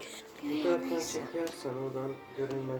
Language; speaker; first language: Turkish; native; Turkish